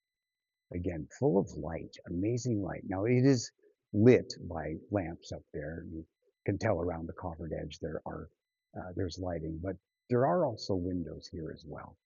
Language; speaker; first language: English; native; English